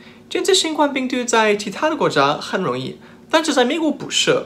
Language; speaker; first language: Chinese; non-native, fluent; English